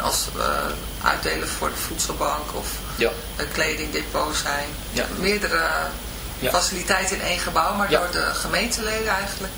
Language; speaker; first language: Dutch; native; Dutch